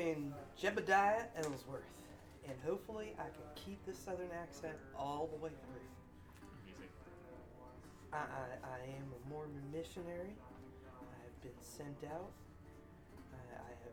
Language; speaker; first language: English; native; English